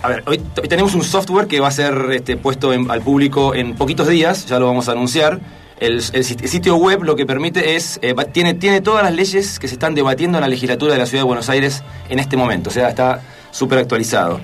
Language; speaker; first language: Spanish; native; Spanish